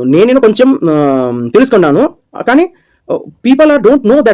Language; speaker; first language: Telugu; non-native, learner; Kannada